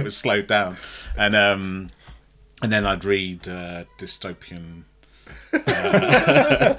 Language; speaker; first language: English; native; English